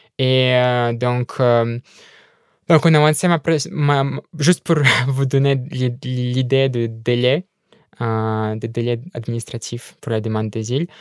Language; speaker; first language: French; non-native, fluent; Russian